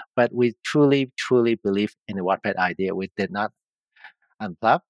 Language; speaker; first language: English; non-native, local second language; Cantonese